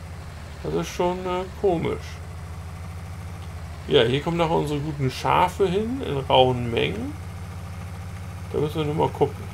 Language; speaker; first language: German; native; German